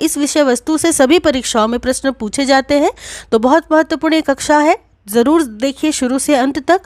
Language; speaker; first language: Hindi; native; Hindi